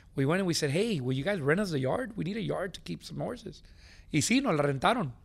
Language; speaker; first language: Spanish; early bilingual, heritage; Spanish